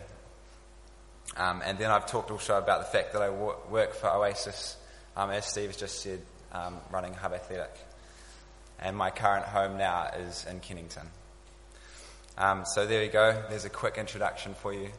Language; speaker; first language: English; native; English